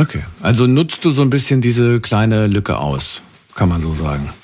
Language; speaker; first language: German; native; German